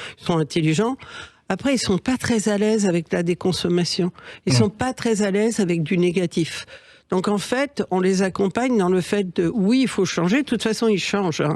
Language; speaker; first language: French; early bilingual, other home language; Catalan